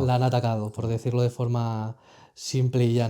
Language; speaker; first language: Spanish; native; Spanish